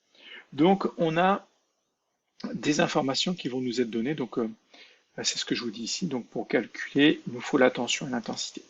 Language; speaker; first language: French; native; French